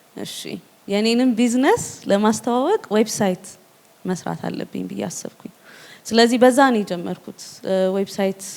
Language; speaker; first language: Amharic; native; Amharic